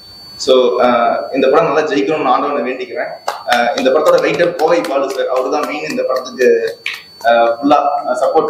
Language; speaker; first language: Tamil; native; Tamil